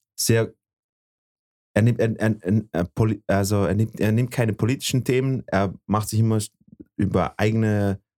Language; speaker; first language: German; early bilingual, other home language; Bosnian